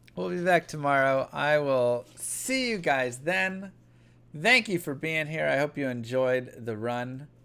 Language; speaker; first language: English; native; English